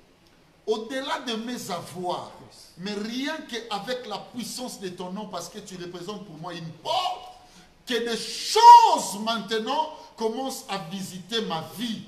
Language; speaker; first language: French; non-native, local second language; Lingala